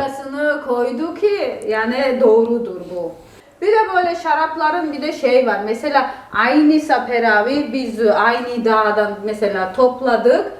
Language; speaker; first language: Turkish; non-native, fluent; Georgian